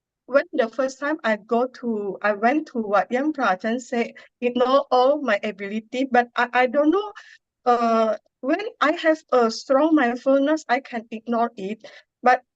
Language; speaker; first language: English; non-native, learner; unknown